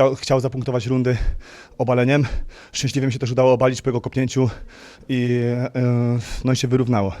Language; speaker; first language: Polish; native; Polish